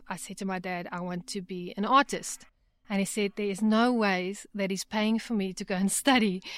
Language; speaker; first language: English; native; English